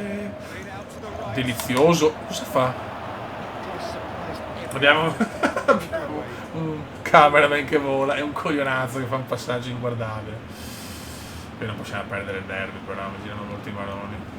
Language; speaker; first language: Italian; native; Italian